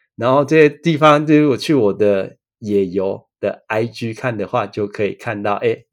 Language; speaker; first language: Chinese; native; Chinese